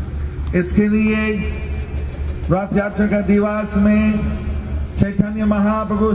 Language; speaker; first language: Hindi; non-native, learner; English